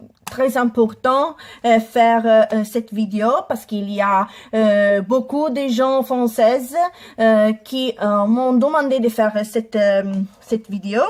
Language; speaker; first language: French; non-native, learner; Italian